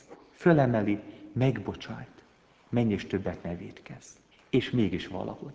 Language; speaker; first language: Hungarian; native; Hungarian